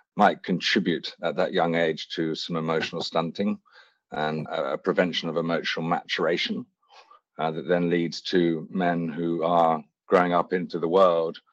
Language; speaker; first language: English; native; English